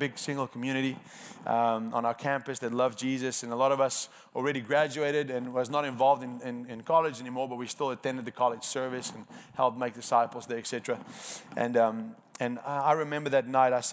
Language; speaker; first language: English; non-native, local second language; Afrikaans